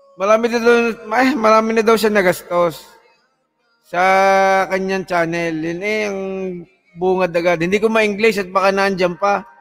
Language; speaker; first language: Filipino; native; Filipino